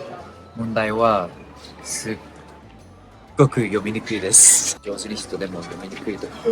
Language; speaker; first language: Japanese; non-native, fluent; English